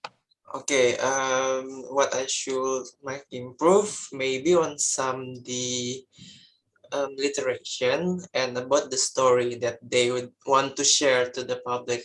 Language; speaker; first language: English; non-native, learner; Indonesian